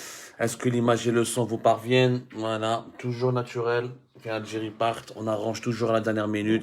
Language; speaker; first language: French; non-native, local second language; Arabic